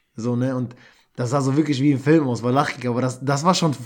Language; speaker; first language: German; early bilingual, other home language; Albanian